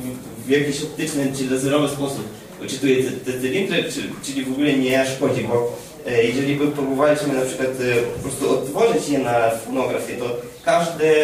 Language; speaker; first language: Polish; non-native, fluent; Ukrainian